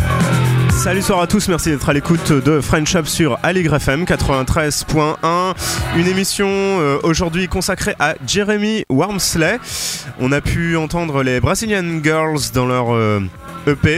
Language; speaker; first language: French; native; French